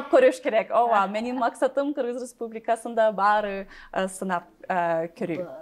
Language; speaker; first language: Kyrgyz; non-native, learner; English